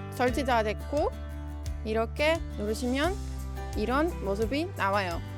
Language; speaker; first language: Korean; non-native, fluent; Finnish